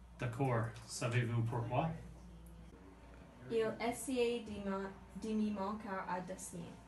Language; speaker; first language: French; non-native, learner; English